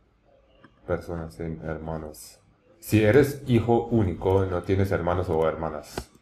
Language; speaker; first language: Spanish; non-native, learner; English